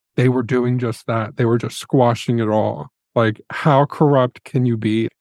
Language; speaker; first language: English; native; English